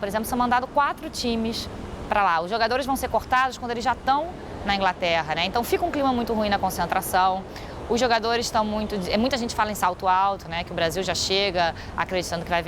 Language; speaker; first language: Portuguese; native; Portuguese